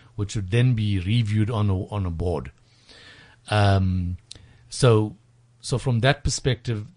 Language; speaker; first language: English; native; English